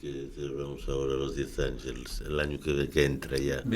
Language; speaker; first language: Spanish; native; Spanish